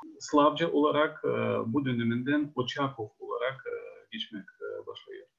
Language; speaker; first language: Turkish; non-native, fluent; Ukrainian